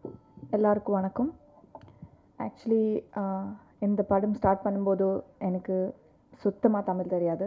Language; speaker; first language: Tamil; non-native, learner; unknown